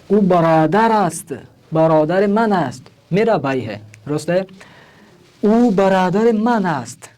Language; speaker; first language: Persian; non-native, fluent; Urdu